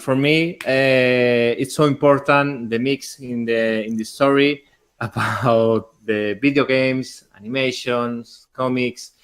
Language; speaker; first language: English; non-native, learner; Spanish